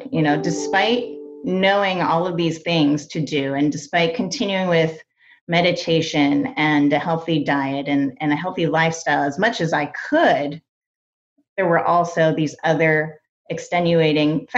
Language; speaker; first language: English; native; English